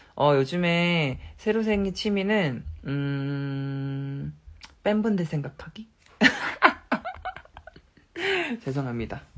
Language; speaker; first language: Korean; native; Korean